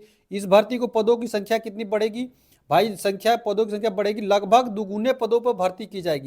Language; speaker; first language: Hindi; native; Hindi